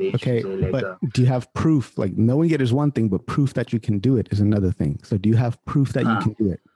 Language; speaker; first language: English; early bilingual, other home language; Hindi